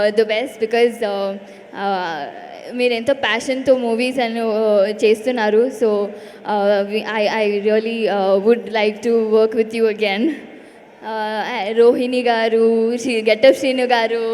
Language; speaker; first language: Telugu; non-native, learner; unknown